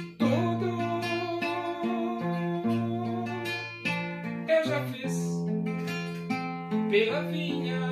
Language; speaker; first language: Portuguese; native; Portuguese